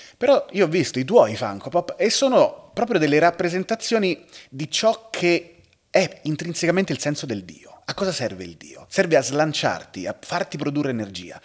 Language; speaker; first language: Italian; native; Italian